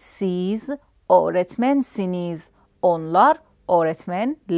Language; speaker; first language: Turkish; non-native, fluent; Persian